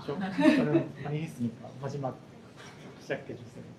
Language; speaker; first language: Korean; non-native, learner; Japanese